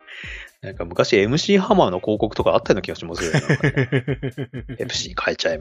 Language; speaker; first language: Japanese; native; Japanese